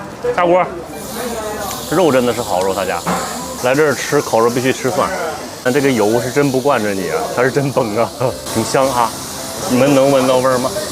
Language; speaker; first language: Chinese; native; Chinese